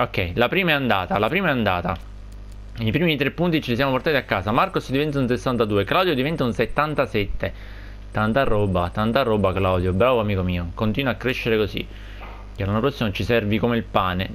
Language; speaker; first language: Italian; native; Italian